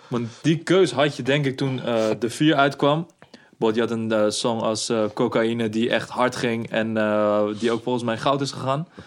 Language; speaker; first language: Dutch; native; Dutch